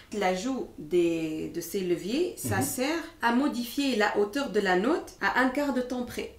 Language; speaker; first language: French; non-native, local second language; Arabic